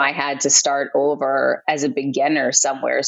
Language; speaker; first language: English; native; English